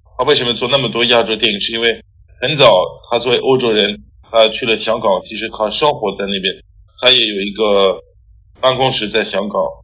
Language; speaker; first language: Chinese; non-native, fluent; French